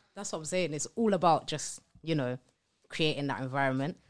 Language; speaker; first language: English; native; English